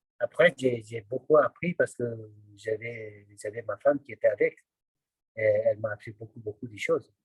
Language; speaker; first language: French; non-native, fluent; Nepali